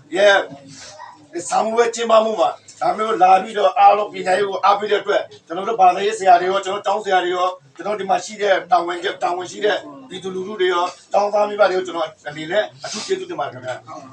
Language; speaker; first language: Burmese; non-native, local second language; Rohingya